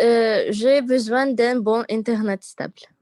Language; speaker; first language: French; non-native, learner; Arabic